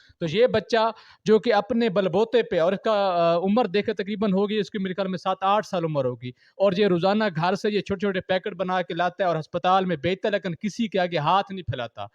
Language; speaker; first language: Urdu; non-native, local second language; Saraiki